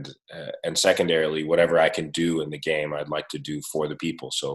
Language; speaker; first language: English; native; English